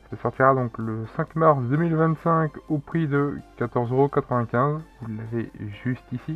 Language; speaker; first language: French; native; French